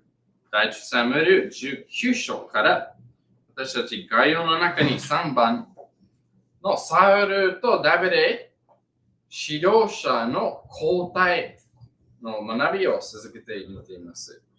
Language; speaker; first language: Japanese; non-native, learner; English